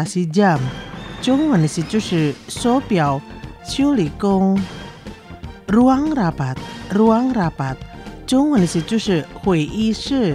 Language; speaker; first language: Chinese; early bilingual, heritage; Chinese